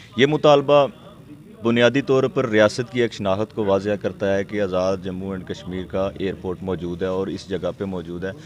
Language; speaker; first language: Urdu; non-native, local second language; Pahari-Potwari